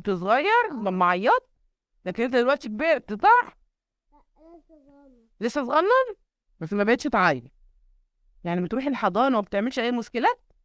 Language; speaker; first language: Arabic; native; Arabic